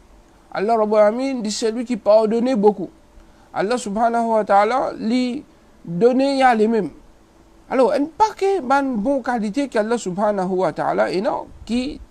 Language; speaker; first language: French; non-native, local second language; Morisyen